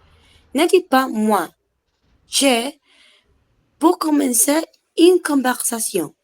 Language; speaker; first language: French; non-native, learner; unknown